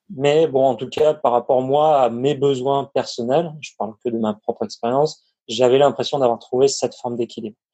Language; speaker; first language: French; native; French